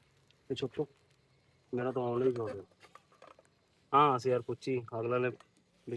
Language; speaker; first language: Hindi; non-native, local second language; Punjabi